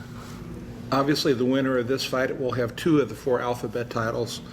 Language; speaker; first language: English; native; English